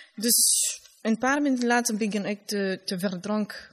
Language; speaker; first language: Dutch; non-native, learner; Fula